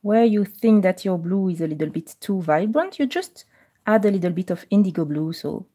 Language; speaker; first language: English; non-native, fluent; French